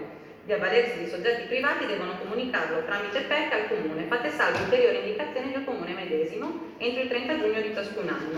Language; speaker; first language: Italian; native; Italian